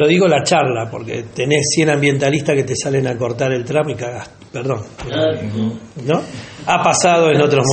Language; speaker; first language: Spanish; native; Spanish